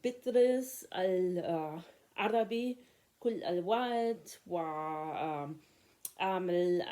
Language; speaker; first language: Arabic; non-native, learner; German